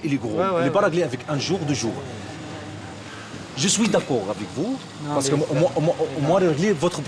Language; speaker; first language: French; non-native, learner; Arabic